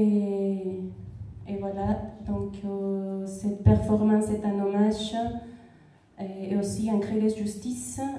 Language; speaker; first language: French; non-native, fluent; Spanish